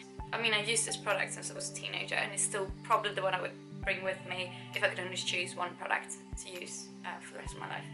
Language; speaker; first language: English; non-native, fluent; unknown